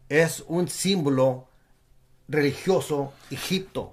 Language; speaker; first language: Spanish; native; Spanish